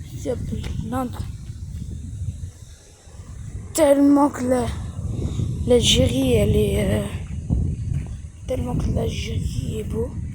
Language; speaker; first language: French; early bilingual, other home language; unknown